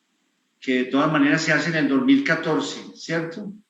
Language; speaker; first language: Spanish; native; Spanish